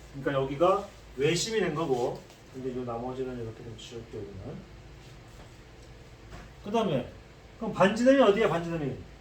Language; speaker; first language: Korean; native; Korean